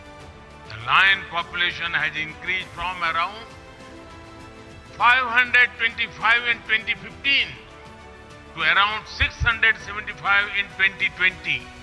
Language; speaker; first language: English; non-native, local second language; Hindi